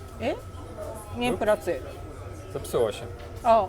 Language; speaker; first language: Polish; non-native, learner; Japanese